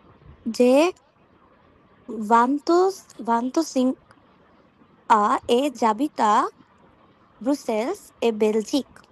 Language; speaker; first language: French; non-native, learner; Bangla